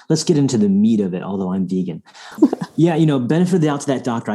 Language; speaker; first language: English; non-native, local second language; Bangla